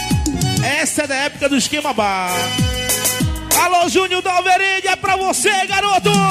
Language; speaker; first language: Portuguese; native; Portuguese